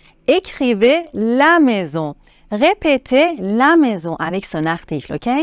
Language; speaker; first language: French; non-native, fluent; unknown